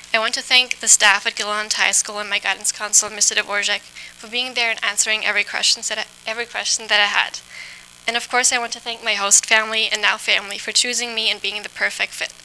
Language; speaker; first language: English; non-native, fluent; German